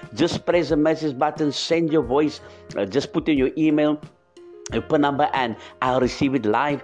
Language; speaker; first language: English; non-native, local second language; Afrikaans